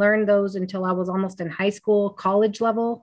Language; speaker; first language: English; early bilingual, other home language; Spanish